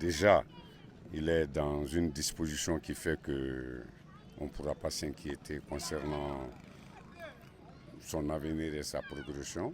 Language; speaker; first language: French; non-native, local second language; Bambara